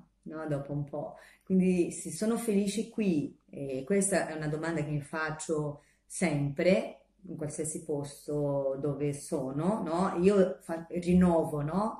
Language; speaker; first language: Italian; non-native, fluent; Portuguese